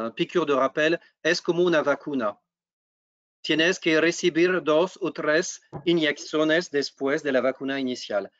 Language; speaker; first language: Spanish; non-native, fluent; French